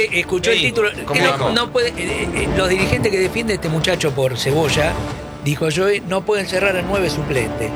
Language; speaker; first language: Spanish; native; Spanish